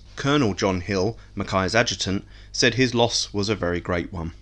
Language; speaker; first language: English; native; English